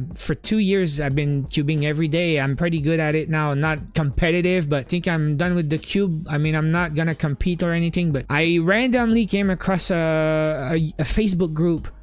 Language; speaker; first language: English; native; English